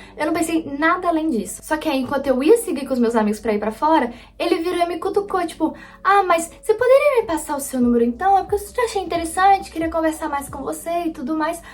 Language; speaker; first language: Portuguese; native; Portuguese